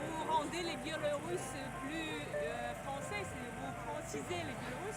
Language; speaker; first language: French; non-native, fluent; Russian